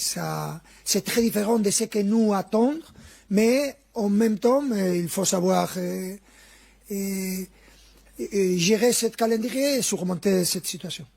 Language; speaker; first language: French; non-native, fluent; Spanish